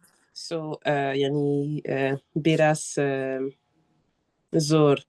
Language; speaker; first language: Turkish; non-native, learner; French